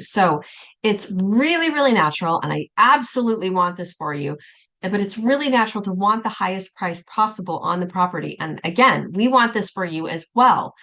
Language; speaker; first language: English; native; English